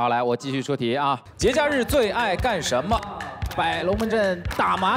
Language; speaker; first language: Chinese; native; Chinese